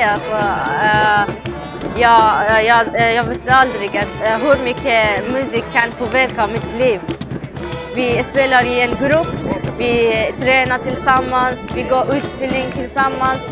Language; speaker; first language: Swedish; non-native, fluent; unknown